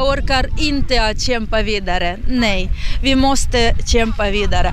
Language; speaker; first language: Swedish; non-native, learner; Ukrainian